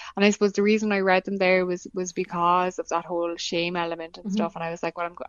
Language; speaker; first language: English; native; English